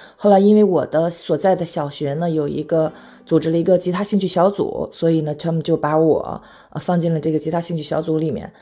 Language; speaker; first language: Chinese; native; Chinese